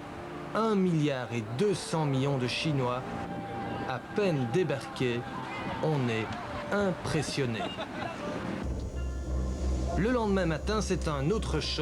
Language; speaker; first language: French; native; French